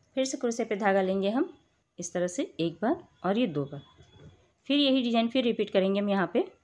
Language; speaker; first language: Hindi; native; Hindi